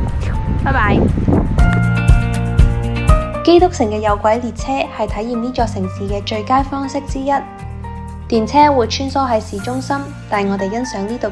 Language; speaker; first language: Chinese; native; Chinese